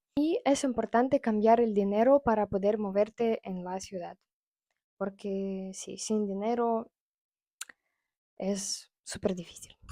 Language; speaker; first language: Spanish; non-native, fluent; Russian